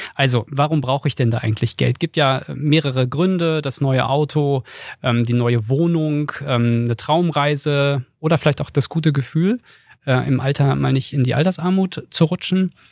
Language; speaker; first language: German; native; German